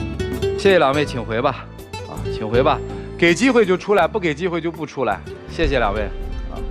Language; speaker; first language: Chinese; native; Chinese